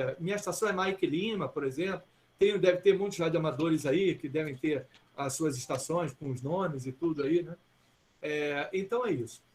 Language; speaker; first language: Portuguese; early bilingual, other home language; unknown